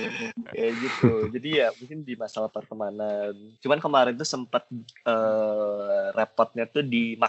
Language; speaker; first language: Indonesian; native; Indonesian